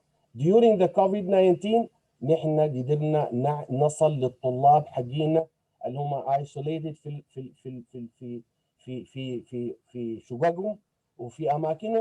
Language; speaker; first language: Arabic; native; Arabic